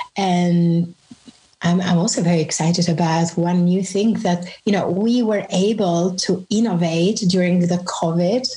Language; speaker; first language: English; non-native, fluent; Albanian